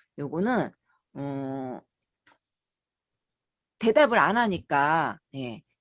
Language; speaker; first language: Korean; native; Korean